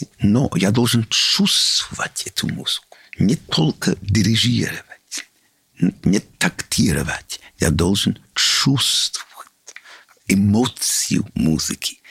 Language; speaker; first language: Russian; non-native, learner; English